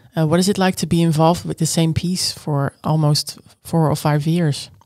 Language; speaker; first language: English; non-native, fluent; Dutch